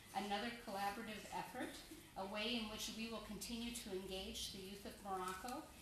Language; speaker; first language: English; native; English